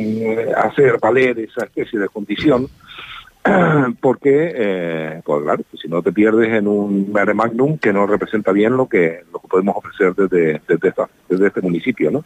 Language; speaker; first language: Spanish; native; Spanish